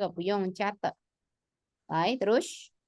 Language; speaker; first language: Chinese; non-native, fluent; Indonesian